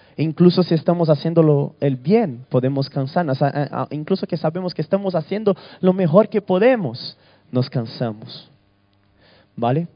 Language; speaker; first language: Spanish; early bilingual, other home language; Portuguese